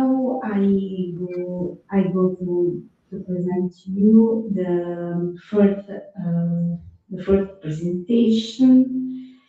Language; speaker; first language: English; non-native, fluent; Italian